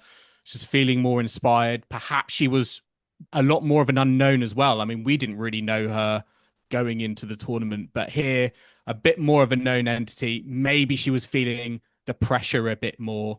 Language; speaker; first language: English; native; English